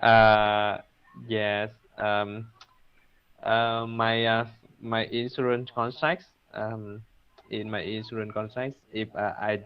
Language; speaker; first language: English; non-native, learner; Vietnamese